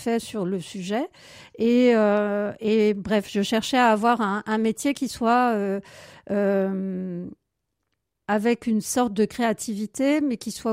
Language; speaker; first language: French; native; French